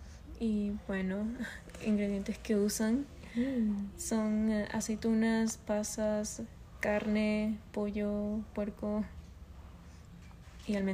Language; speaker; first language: Spanish; early bilingual, other home language; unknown